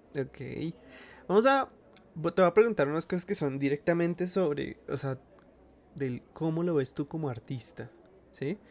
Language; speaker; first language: Spanish; native; Spanish